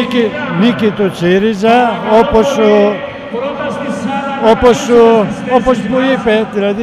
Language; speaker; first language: Greek; non-native, learner; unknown